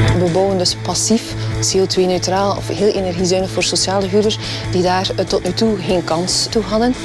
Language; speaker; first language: Dutch; native; Dutch